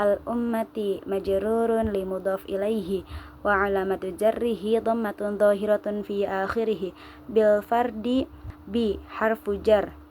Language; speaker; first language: Arabic; non-native, learner; Indonesian